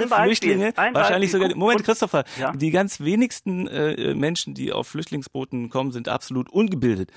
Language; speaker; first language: German; native; German